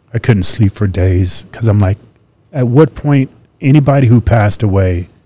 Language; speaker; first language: English; native; English